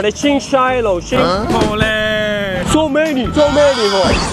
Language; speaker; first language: Chinese; non-native, learner; Thai